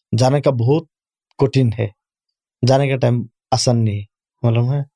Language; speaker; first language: Urdu; non-native, learner; Bangla